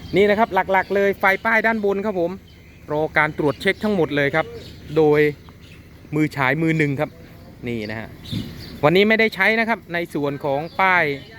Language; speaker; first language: Thai; native; Thai